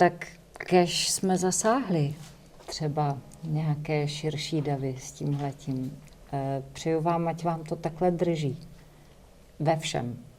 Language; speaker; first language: Czech; native; Czech